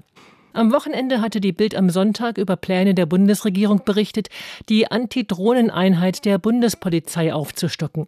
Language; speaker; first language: German; native; German